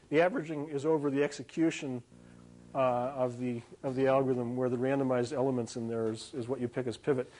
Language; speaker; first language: English; native; English